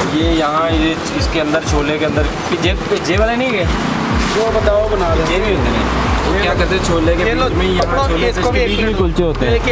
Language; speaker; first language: Hindi; non-native, local second language; Punjabi